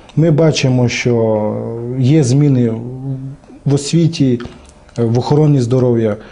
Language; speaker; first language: Ukrainian; non-native, local second language; Romany